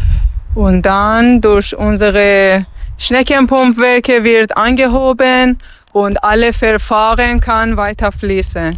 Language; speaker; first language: German; non-native, fluent; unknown